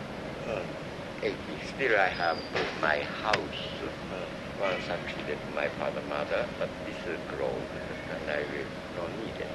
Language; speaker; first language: English; non-native, learner; Japanese